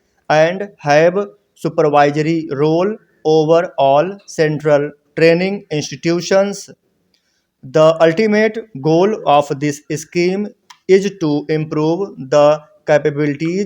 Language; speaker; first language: English; non-native, local second language; Hindi